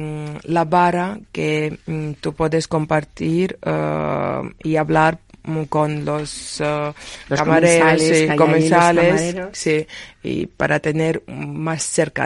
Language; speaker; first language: Spanish; non-native, learner; Georgian